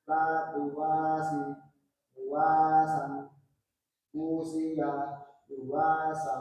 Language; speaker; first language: Arabic; non-native, learner; Indonesian